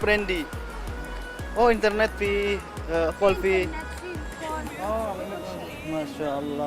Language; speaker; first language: Arabic; non-native, learner; Indonesian